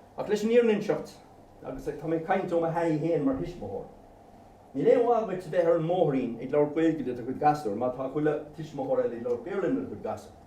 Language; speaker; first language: Irish; non-native, local second language; English